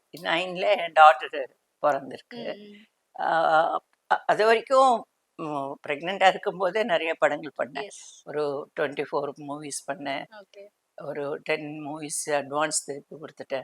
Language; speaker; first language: Tamil; non-native, local second language; Telugu